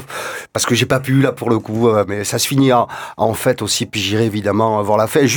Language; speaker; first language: French; native; French